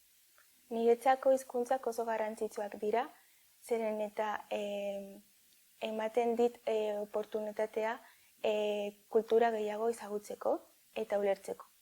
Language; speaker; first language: Basque; non-native, local second language; Spanish